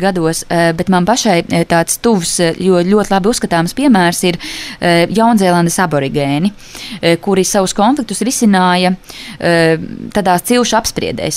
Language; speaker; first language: Latvian; native; Latvian